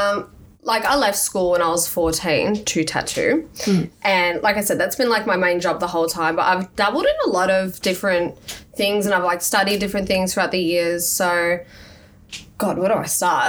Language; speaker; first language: English; native; English